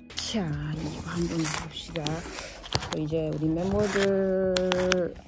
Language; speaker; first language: Korean; non-native, fluent; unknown